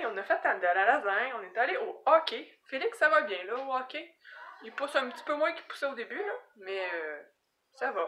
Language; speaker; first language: French; native; French